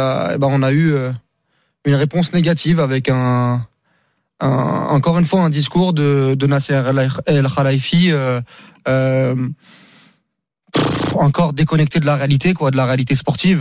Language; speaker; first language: French; native; French